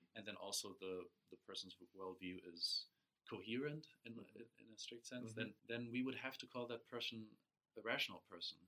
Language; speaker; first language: English; non-native, fluent; German